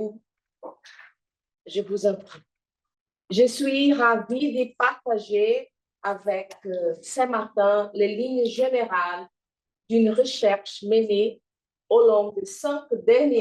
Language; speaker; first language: French; non-native, fluent; Portuguese